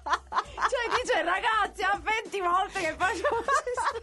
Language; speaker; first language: Italian; native; Italian